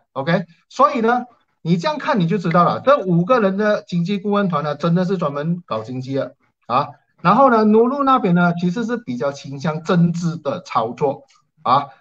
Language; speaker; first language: Chinese; native; Chinese